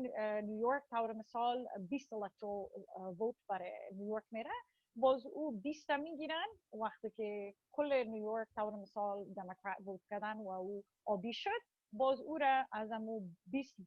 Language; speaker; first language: Persian; early bilingual, heritage; Persian